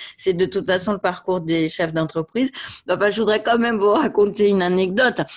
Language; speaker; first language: French; native; French